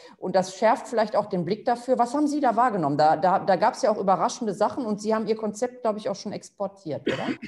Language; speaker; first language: German; native; German